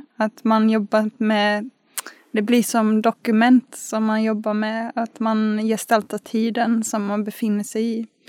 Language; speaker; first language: Swedish; early bilingual, other home language; Finnish